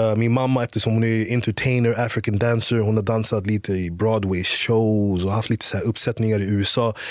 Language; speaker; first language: Swedish; early bilingual, other home language; English